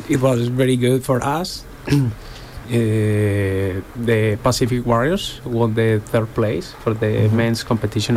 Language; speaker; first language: English; non-native, learner; Spanish